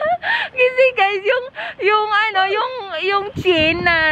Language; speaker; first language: Chinese; non-native, learner; Filipino